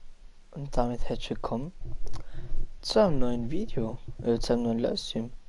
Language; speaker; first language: German; non-native, local second language; Luxembourgish